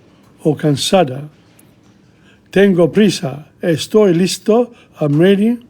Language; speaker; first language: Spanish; non-native, learner; English